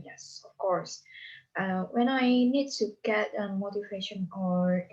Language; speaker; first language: English; non-native, learner; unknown